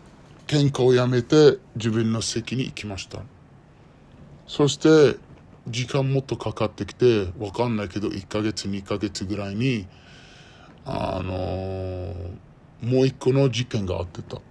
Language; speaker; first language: Japanese; non-native, learner; Arabic